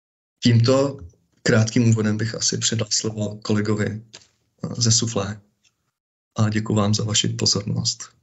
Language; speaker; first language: Czech; native; Czech